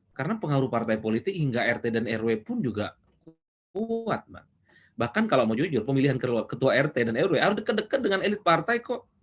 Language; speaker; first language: Indonesian; non-native, local second language; Madurese